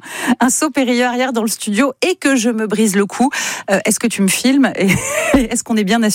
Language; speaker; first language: French; native; French